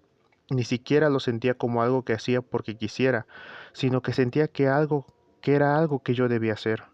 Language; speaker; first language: Spanish; native; Spanish